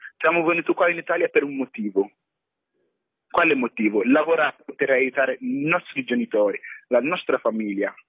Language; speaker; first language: Italian; non-native, fluent; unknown